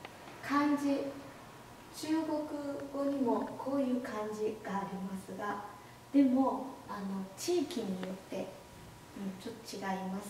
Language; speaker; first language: Japanese; non-native, fluent; Chinese